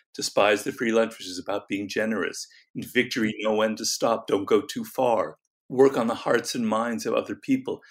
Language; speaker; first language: English; native; English